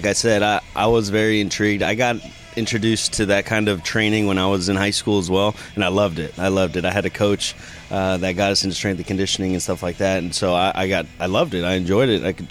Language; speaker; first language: English; early bilingual, other home language; Spanish